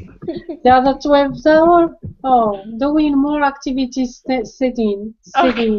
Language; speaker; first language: English; non-native, learner; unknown